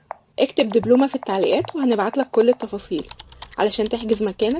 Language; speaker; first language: Arabic; native; Arabic